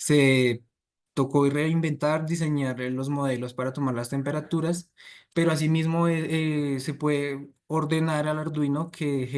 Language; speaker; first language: Spanish; native; Spanish